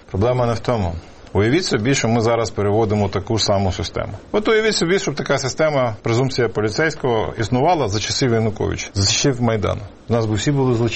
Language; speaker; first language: Ukrainian; native; Ukrainian